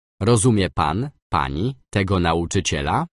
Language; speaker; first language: Polish; non-native, learner; Ukrainian